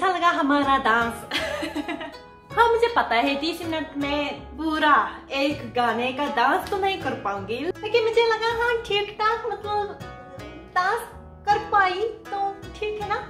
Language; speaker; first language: Hindi; non-native, fluent; Japanese